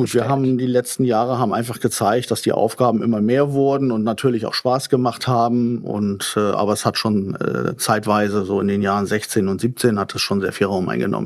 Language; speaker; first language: German; native; German